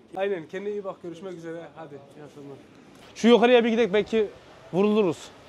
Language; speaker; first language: Turkish; early bilingual, heritage; Turkish